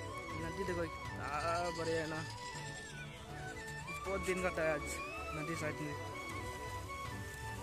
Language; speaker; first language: Hindi; non-native, local second language; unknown